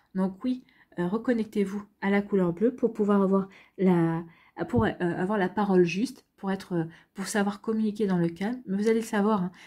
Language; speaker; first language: French; native; French